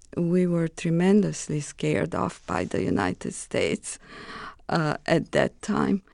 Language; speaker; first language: English; non-native, fluent; Romanian